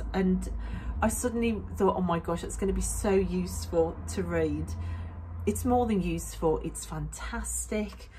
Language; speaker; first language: English; native; English